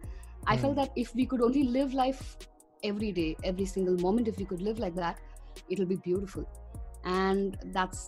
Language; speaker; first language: English; non-native, local second language; Tamil